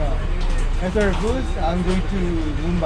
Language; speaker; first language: English; non-native, learner; Korean